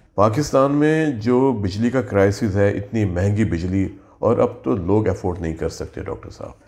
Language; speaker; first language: Urdu; native; Urdu